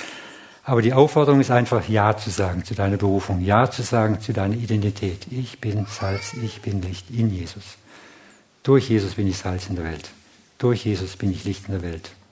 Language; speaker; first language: German; non-native, fluent; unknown